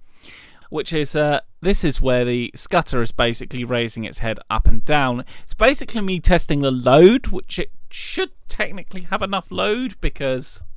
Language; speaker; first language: English; native; English